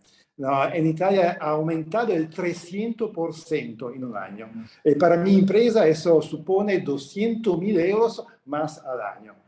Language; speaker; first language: Spanish; non-native, learner; Italian